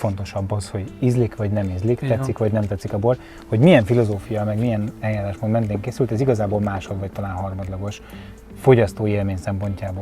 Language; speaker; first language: Hungarian; native; Hungarian